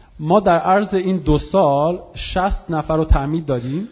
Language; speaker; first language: Persian; non-native, local second language; Kurdish